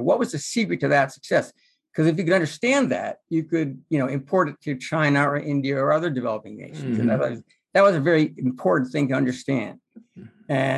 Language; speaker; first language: English; native; English